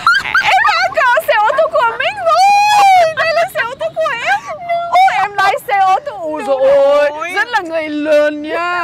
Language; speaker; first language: Vietnamese; non-native, learner; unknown